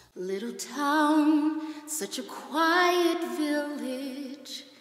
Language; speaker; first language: English; native; English